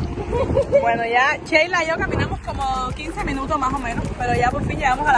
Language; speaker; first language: Spanish; native; Spanish